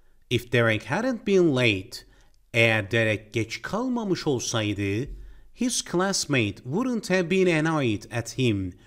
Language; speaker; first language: English; non-native, fluent; Turkish